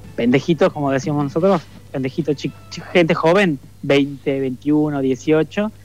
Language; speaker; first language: Spanish; native; Spanish